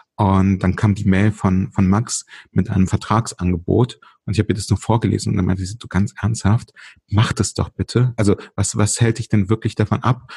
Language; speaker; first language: German; early bilingual, other home language; Russian